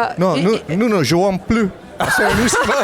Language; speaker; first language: French; non-native, learner; Italian